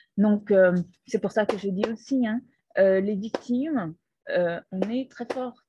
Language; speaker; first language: French; non-native, fluent; Portuguese